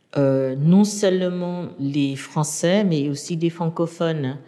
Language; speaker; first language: French; non-native, fluent; Burmese